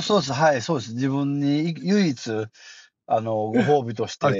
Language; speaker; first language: Japanese; native; Japanese